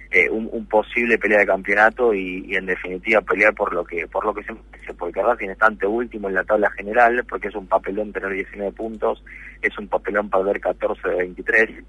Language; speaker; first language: Spanish; native; Spanish